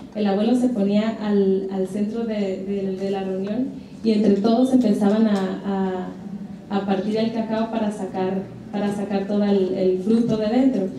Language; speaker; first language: Spanish; native; Spanish